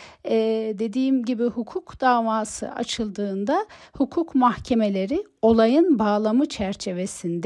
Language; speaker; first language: Turkish; native; Turkish